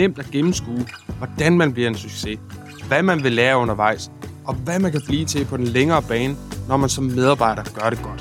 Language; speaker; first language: Danish; native; Danish